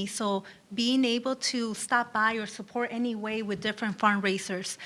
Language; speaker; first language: English; early bilingual, other home language; Spanish